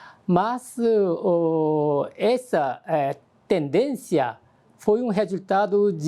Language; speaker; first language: Portuguese; non-native, fluent; Korean